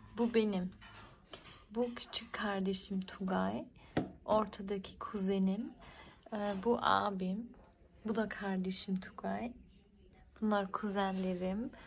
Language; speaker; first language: Turkish; early bilingual, heritage; Turkish